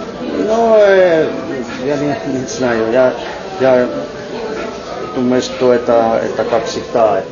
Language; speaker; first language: Russian; non-native, learner; Finnish